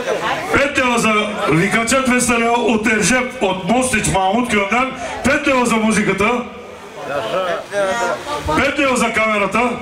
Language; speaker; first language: Bulgarian; non-native, local second language; Turkish